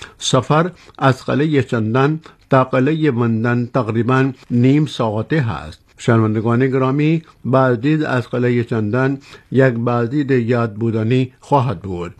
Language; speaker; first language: Persian; non-native, fluent; Urdu